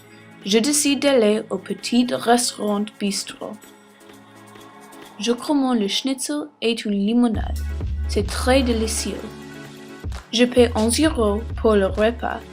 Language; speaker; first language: French; non-native, learner; English